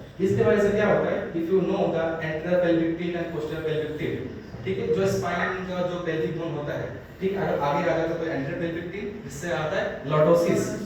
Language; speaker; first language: Hindi; non-native, local second language; Bangla